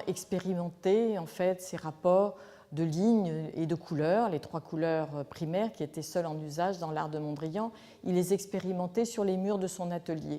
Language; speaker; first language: French; native; French